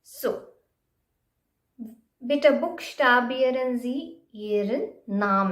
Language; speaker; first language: German; non-native, fluent; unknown